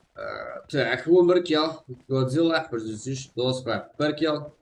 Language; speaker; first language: Russian; non-native, local second language; Kazakh